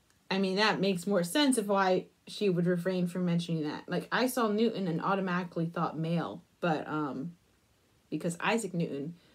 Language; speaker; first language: English; native; English